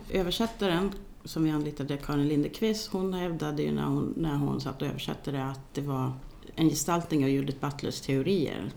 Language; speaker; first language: Swedish; native; Swedish